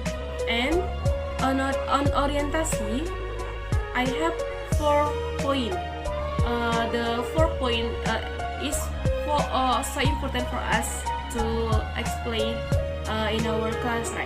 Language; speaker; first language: English; non-native, learner; Indonesian